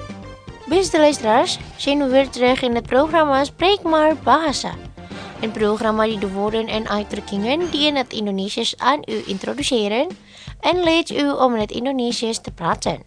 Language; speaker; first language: Dutch; non-native, learner; Indonesian